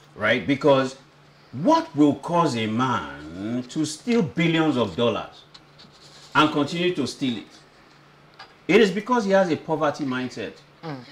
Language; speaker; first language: English; non-native, local second language; Yoruba